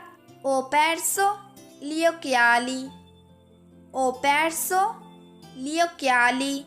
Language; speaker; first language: Italian; non-native, fluent; Urdu